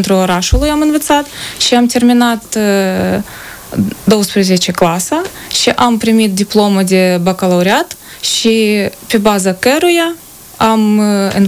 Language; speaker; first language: Romanian; non-native, fluent; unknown